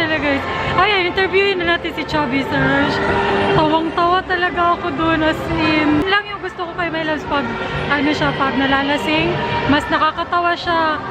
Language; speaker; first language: Filipino; non-native, local second language; Cebuano